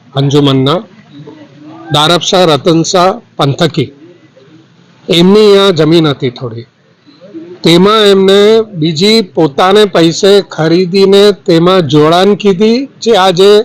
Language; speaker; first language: Gujarati; native; Gujarati